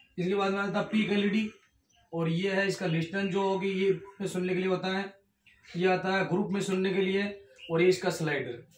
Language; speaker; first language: Hindi; non-native, local second language; Rajasthani